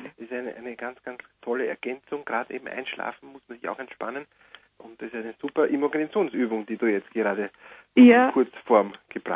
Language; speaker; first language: German; native; German